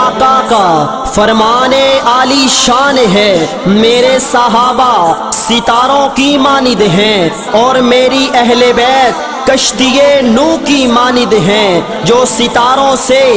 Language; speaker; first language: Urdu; non-native, local second language; Punjabi